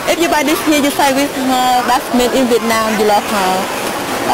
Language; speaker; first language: English; non-native, learner; Vietnamese